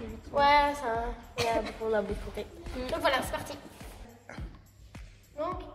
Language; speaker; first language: French; native; French